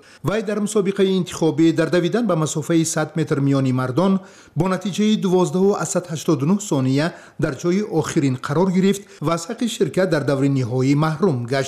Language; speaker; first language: Persian; native; Persian